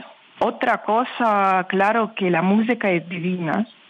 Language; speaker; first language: Spanish; non-native, learner; Russian